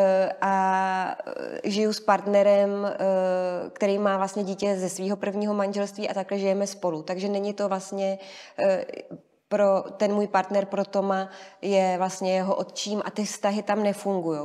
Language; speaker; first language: Czech; native; Czech